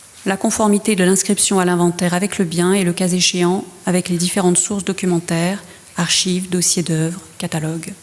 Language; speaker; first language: French; native; French